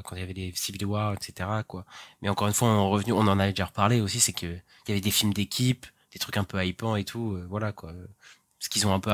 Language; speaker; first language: French; native; French